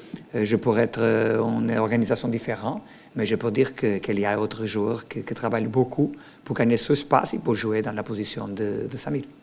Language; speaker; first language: French; non-native, learner; Portuguese